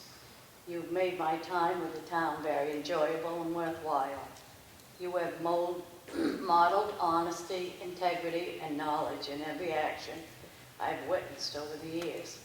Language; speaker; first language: English; native; English